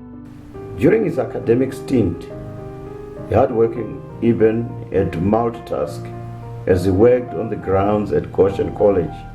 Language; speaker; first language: English; non-native, local second language; Shona